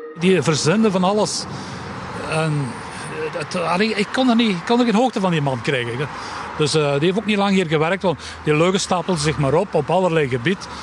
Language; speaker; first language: Dutch; native; Dutch